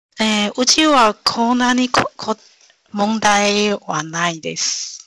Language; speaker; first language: Japanese; non-native, learner; Chinese